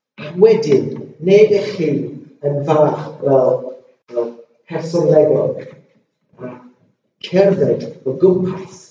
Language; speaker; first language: Welsh; non-native, local second language; English